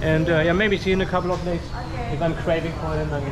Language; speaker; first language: English; non-native, fluent; German